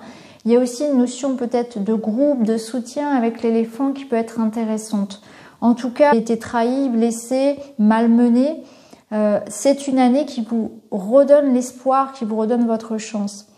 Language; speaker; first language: French; native; French